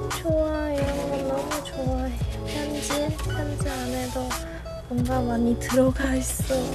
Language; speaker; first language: Korean; non-native, fluent; Chinese